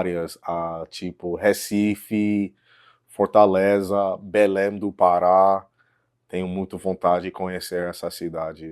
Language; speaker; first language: Portuguese; non-native, fluent; English